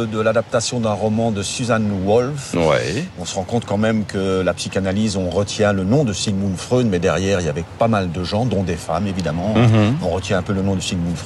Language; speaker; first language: French; native; French